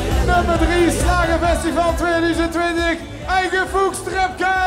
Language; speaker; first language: Dutch; native; Dutch